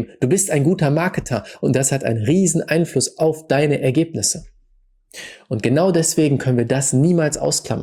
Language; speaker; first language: German; native; German